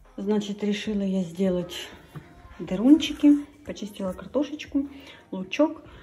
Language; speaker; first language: Russian; native; Russian